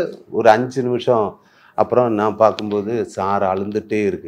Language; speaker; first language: Tamil; non-native, learner; Malayalam